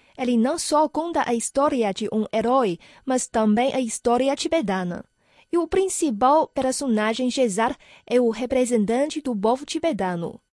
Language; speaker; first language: Portuguese; non-native, fluent; Chinese